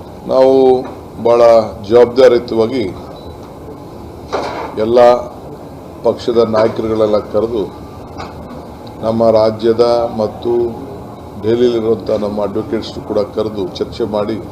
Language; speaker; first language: Kannada; native; Kannada